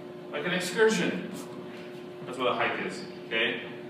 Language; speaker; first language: English; native; English